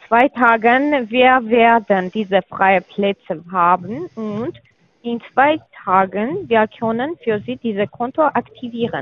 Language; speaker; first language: German; non-native, learner; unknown